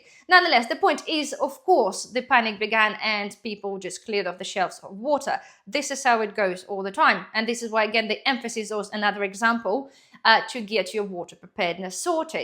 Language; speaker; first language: English; non-native, fluent; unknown